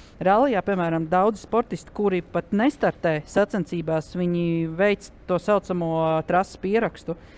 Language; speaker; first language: Latvian; native; Latvian